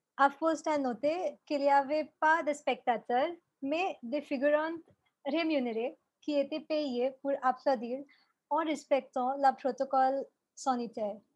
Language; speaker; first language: French; non-native, fluent; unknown